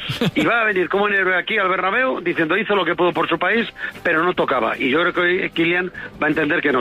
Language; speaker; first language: Spanish; native; Spanish